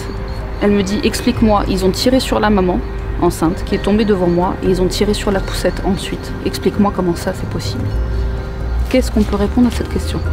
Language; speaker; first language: French; native; French